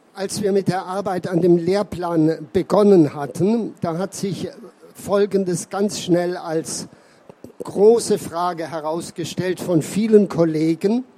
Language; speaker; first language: German; native; German